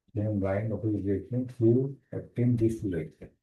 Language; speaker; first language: English; non-native, local second language; Sinhala